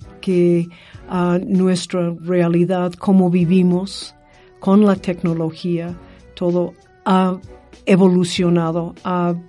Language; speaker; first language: Spanish; non-native, fluent; English